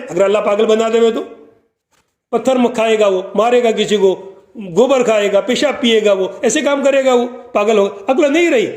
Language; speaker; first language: Urdu; non-native, local second language; Gujarati